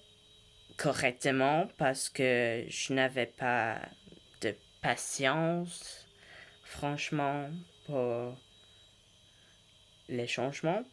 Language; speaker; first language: French; non-native, learner; English